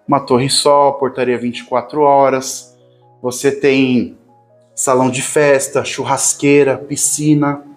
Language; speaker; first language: Portuguese; native; Portuguese